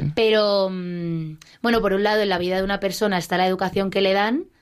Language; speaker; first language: Spanish; native; Spanish